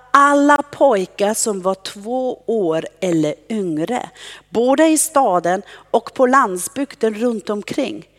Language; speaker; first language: Swedish; non-native, fluent; German